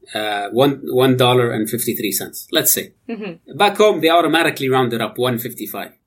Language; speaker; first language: English; non-native, fluent; Arabic